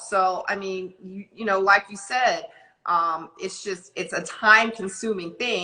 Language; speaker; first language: English; native; English